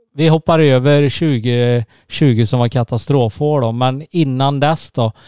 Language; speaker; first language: Swedish; native; Swedish